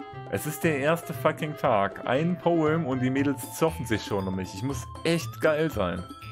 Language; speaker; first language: German; native; German